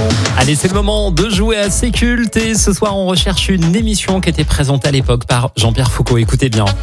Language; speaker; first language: French; native; French